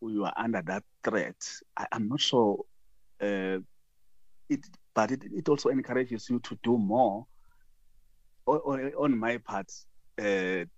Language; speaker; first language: English; non-native, local second language; Zulu